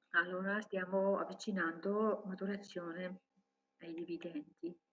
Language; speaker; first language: Italian; non-native, learner; Georgian